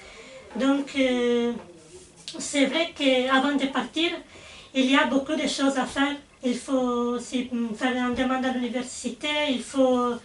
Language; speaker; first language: French; non-native, fluent; Italian